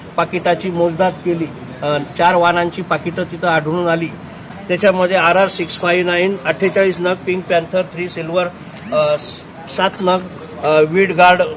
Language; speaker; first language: Marathi; native; Marathi